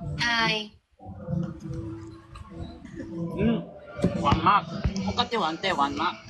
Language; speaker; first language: Thai; non-native, learner; Korean